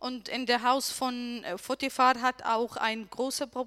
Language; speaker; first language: German; non-native, learner; Arabic